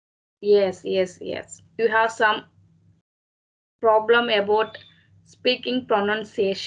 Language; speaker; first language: English; non-native, learner; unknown